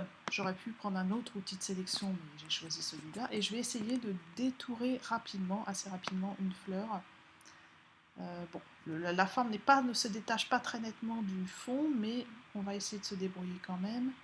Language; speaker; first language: French; native; French